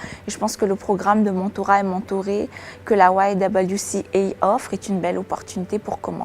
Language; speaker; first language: French; non-native, local second language; Malagasy